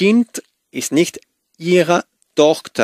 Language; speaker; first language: German; non-native, learner; Spanish